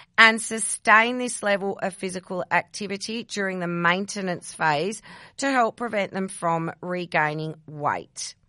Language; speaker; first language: English; early bilingual, other home language; Italian